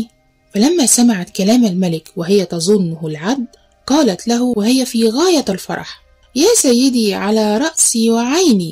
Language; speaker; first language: Arabic; native; Arabic